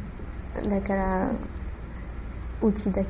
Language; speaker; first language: Japanese; non-native, learner; Spanish